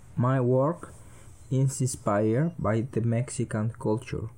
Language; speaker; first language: English; early bilingual, other home language; Spanish